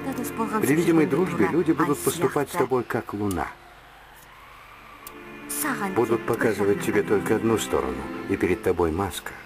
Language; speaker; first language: Russian; native; Russian